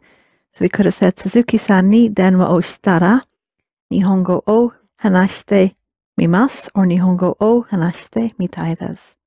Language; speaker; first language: Japanese; non-native, fluent; English